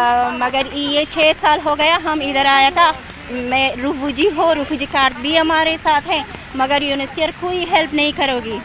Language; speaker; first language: Hindi; non-native, learner; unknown